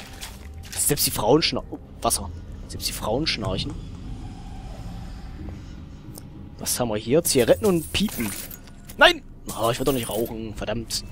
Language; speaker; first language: German; native; German